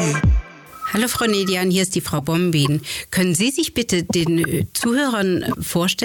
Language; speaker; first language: German; native; German